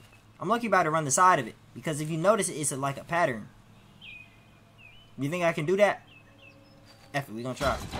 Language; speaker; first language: English; native; English